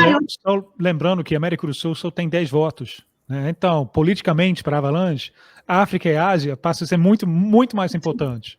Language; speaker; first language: Portuguese; non-native, fluent; English